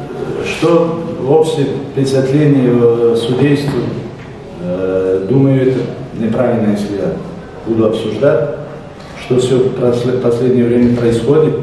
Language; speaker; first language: Russian; non-native, fluent; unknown